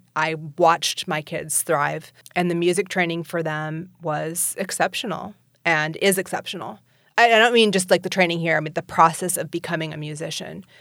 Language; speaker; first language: English; native; English